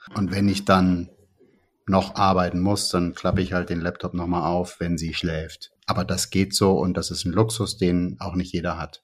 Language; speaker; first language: German; native; German